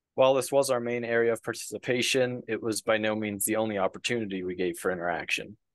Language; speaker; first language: English; native; English